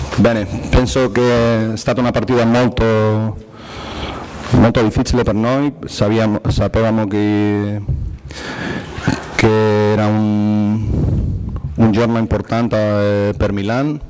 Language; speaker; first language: Italian; non-native, learner; Spanish